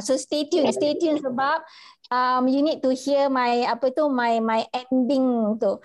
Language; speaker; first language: English; non-native, local second language; Malay